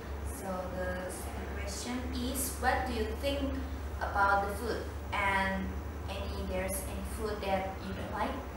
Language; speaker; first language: English; non-native, learner; Indonesian